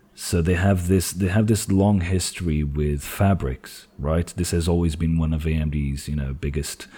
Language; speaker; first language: English; non-native, fluent; Portuguese